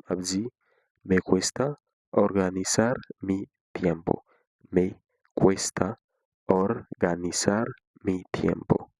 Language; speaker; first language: Spanish; non-native, fluent; Haitian Creole